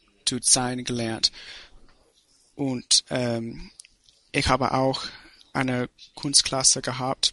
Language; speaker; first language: German; non-native, learner; English